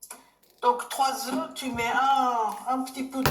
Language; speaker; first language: French; non-native, learner; Japanese